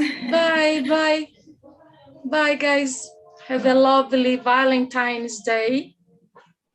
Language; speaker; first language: English; non-native, learner; Portuguese